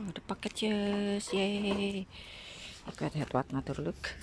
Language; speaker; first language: Dutch; non-native, learner; Indonesian